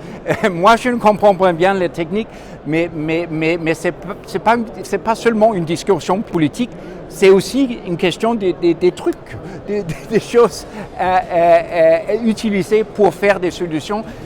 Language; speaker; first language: French; non-native, fluent; Danish